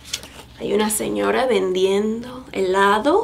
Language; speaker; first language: Spanish; non-native, fluent; English